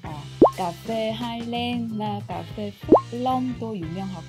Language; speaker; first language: Korean; non-native, fluent; Vietnamese